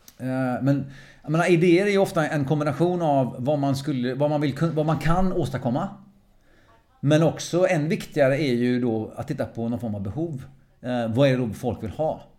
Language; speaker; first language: Swedish; early bilingual, other home language; English